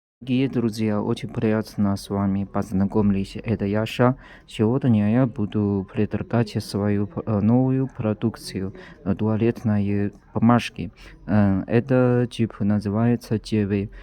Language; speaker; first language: Russian; non-native, learner; Chinese